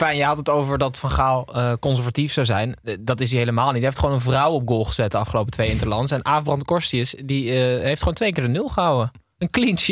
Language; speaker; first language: Dutch; native; Dutch